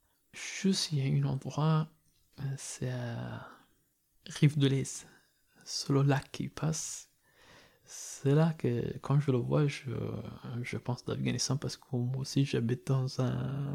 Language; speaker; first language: French; non-native, learner; Persian